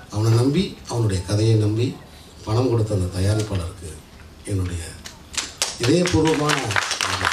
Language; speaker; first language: Tamil; native; Tamil